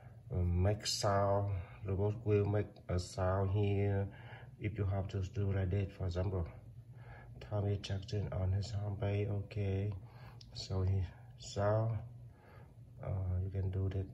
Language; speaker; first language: English; non-native, learner; Vietnamese